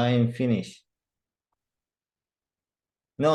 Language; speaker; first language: English; non-native, learner; Korean